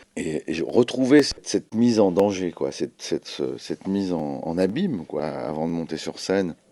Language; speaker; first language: French; native; French